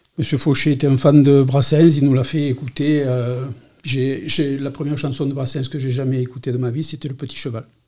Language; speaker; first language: French; non-native, local second language; Catalan